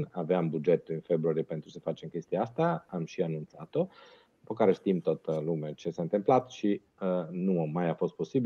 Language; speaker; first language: Romanian; non-native, fluent; Italian